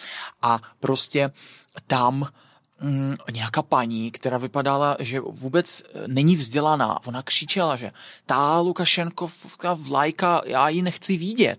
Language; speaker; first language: Czech; non-native, fluent; Belarusian